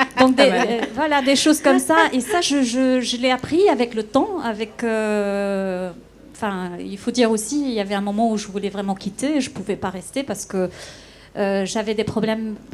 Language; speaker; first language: French; non-native, local second language; Dutch